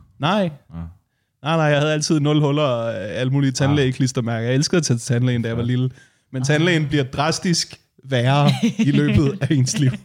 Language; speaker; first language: Danish; native; Danish